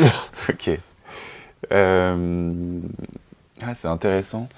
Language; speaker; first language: French; native; French